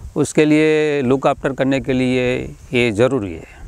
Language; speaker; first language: Hindi; non-native, local second language; Gujarati